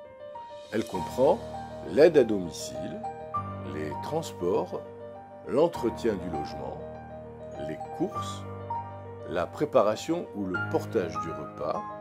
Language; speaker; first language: French; native; French